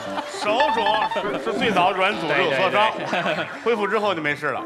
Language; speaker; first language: Chinese; native; Chinese